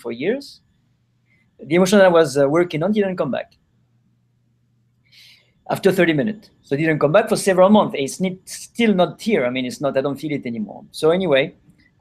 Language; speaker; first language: English; non-native, fluent; French